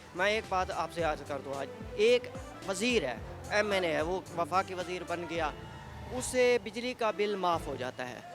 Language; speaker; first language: Urdu; non-native, local second language; Saraiki